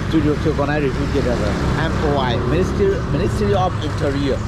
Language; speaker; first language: English; non-native, learner; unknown